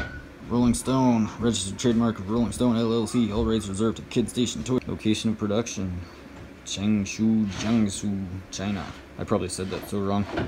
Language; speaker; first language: English; native; English